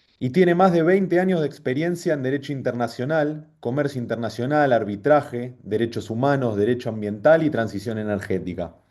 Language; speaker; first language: Spanish; native; Spanish